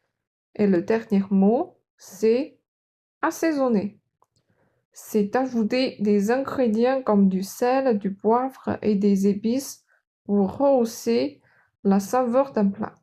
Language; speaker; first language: French; non-native, fluent; Chinese